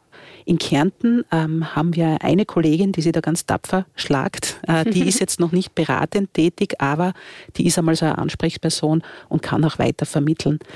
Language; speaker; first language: German; native; German